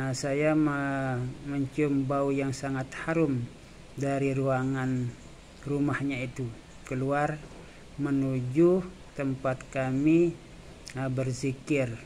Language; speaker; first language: Indonesian; non-native, local second language; Sasak